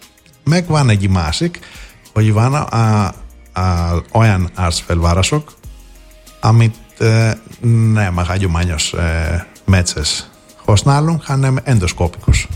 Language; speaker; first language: Hungarian; non-native, fluent; Greek